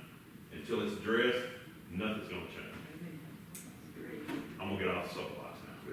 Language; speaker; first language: English; native; English